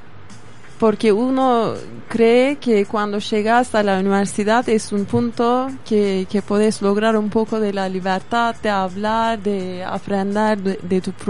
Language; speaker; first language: Spanish; non-native, fluent; Kurdish